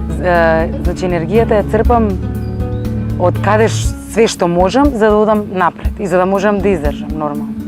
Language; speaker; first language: Macedonian; non-native, local second language; Albanian